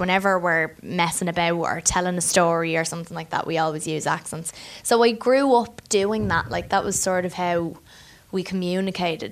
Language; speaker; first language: English; native; English